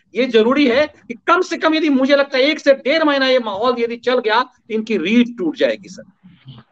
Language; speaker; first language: Hindi; native; Hindi